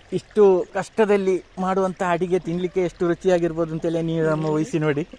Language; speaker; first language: Kannada; non-native, local second language; Malayalam